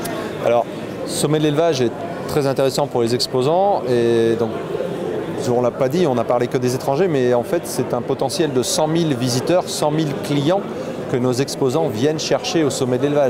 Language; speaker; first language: French; native; French